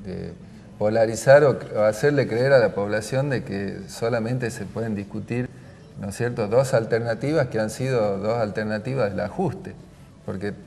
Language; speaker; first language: Spanish; native; Spanish